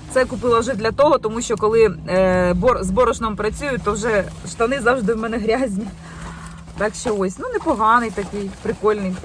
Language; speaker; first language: Ukrainian; non-native, local second language; Russian